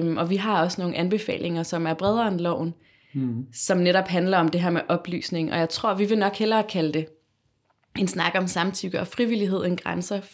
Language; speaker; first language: Danish; native; Danish